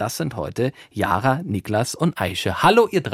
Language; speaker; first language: German; native; German